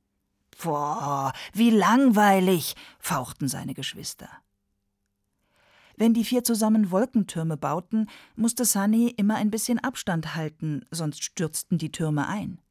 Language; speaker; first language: German; native; German